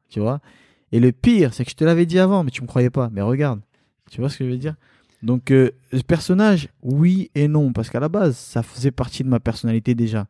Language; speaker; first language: French; early bilingual, other home language; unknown